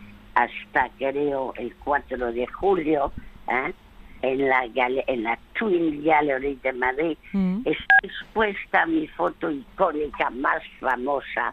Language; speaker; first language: Spanish; early bilingual, other home language; French